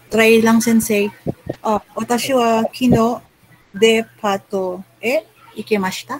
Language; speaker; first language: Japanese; non-native, learner; Filipino